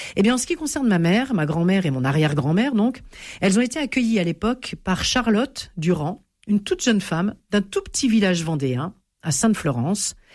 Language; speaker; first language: French; native; French